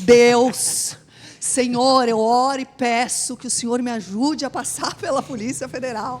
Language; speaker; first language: Portuguese; native; Portuguese